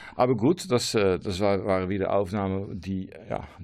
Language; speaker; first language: German; non-native, learner; Dutch